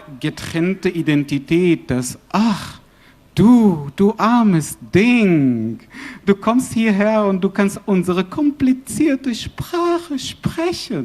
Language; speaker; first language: German; non-native, fluent; Arabic